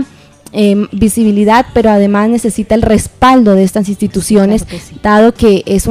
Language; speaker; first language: Spanish; native; Spanish